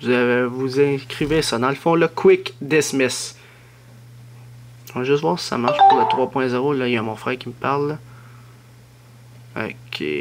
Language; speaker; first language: French; native; French